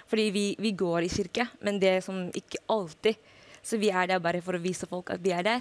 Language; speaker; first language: Norwegian; non-native, fluent; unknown